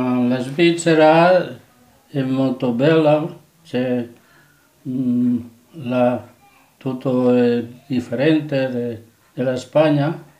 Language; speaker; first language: Italian; non-native, learner; Catalan